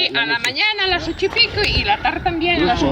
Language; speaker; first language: Spanish; native; Spanish